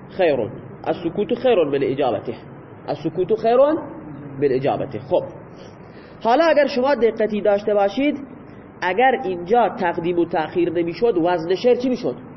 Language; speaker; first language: Persian; non-native, local second language; Baluchi